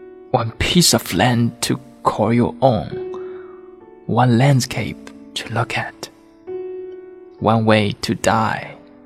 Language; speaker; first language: English; non-native, fluent; Chinese